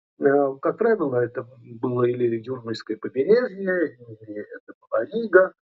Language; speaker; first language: Russian; native; Russian